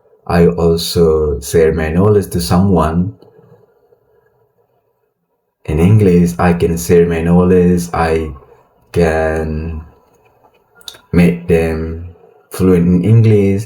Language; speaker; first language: English; non-native, learner; Indonesian